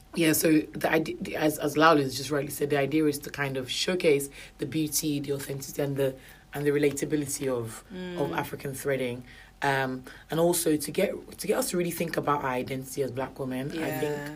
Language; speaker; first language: English; non-native, local second language; Yoruba